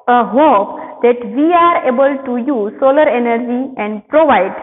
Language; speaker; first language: English; non-native, local second language; Gujarati